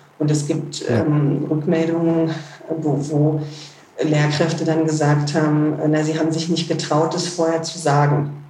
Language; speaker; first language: German; native; German